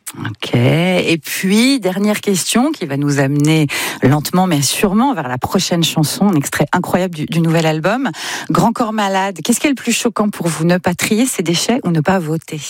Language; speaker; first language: French; native; French